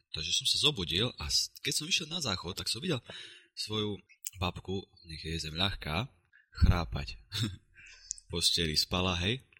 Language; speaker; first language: Slovak; native; Slovak